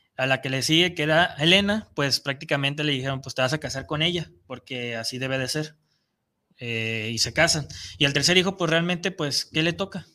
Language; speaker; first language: Spanish; native; Spanish